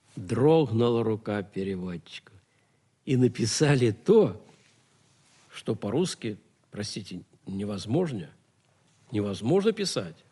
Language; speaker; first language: Russian; native; Russian